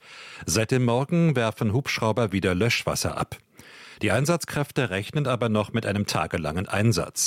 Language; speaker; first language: German; native; German